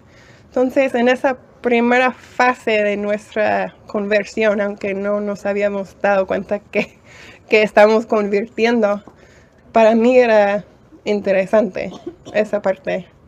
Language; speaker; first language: Spanish; non-native, fluent; English